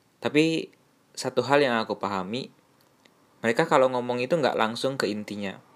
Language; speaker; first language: Indonesian; native; Indonesian